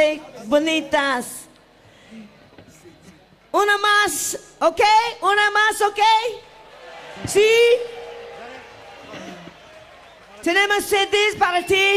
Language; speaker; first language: Spanish; non-native, learner; English